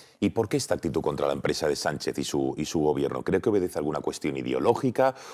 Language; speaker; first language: Spanish; native; Spanish